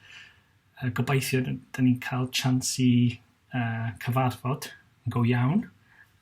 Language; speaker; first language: Welsh; non-native, local second language; English